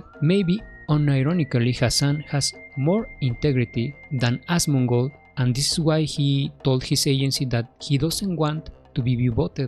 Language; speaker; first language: English; non-native, fluent; Spanish